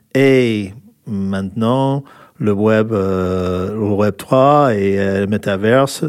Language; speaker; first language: French; non-native, fluent; English